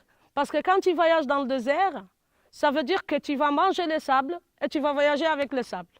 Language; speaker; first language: French; non-native, local second language; Arabic